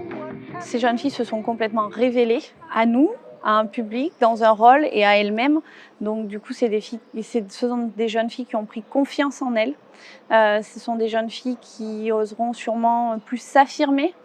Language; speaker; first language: French; native; French